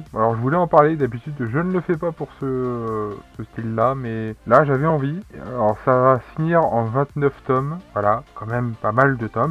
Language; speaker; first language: French; native; French